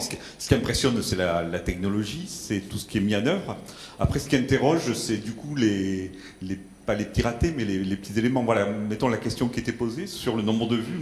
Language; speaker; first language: French; native; French